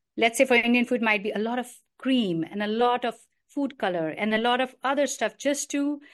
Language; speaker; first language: English; non-native, local second language; Hindi